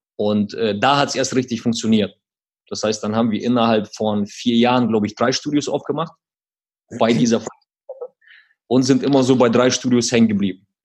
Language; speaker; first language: German; early bilingual, other home language; Russian